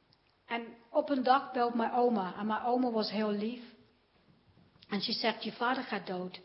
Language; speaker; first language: Dutch; non-native, fluent; English